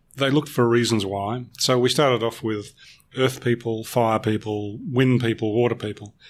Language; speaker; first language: English; native; English